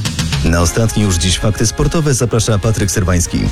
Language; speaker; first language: Polish; native; Polish